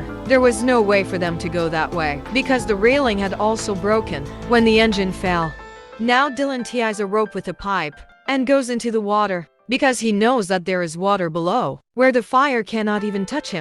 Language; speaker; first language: English; non-native, local second language; Hindi